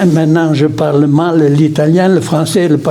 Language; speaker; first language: French; non-native, local second language; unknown